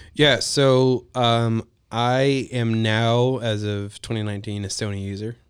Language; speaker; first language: English; native; English